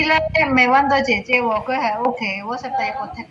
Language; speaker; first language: Cantonese; non-native, fluent; Indonesian